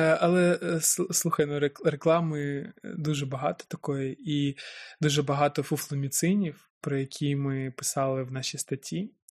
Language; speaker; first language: Ukrainian; native; Ukrainian